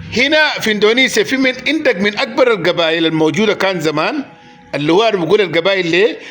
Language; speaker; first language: Arabic; native; Arabic